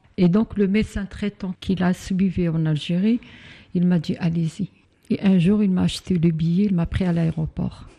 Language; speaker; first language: French; non-native, local second language; Arabic